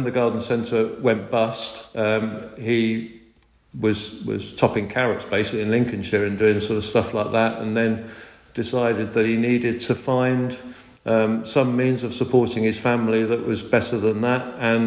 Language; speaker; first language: English; native; English